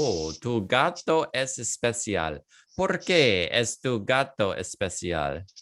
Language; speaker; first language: Spanish; non-native, fluent; English